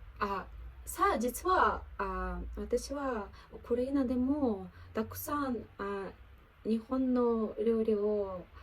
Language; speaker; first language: Japanese; non-native, learner; Ukrainian